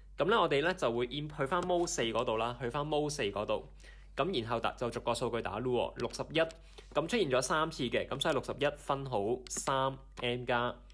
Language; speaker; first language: Chinese; non-native, local second language; Cantonese